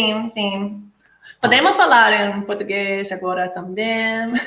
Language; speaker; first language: Portuguese; non-native, learner; Dutch